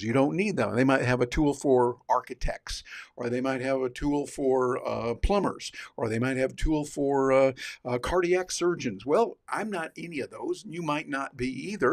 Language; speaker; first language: English; native; English